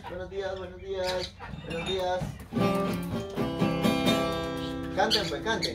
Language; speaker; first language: Spanish; native; Spanish